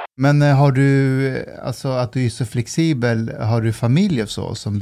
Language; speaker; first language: Swedish; early bilingual, other home language; Persian